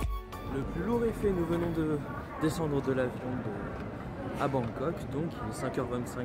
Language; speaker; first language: French; native; French